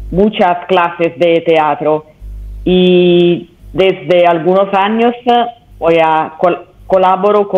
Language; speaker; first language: Spanish; non-native, learner; Italian